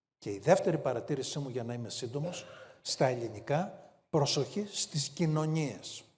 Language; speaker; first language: Greek; native; Greek